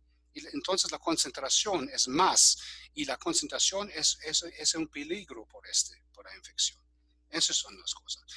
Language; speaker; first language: Spanish; non-native, fluent; German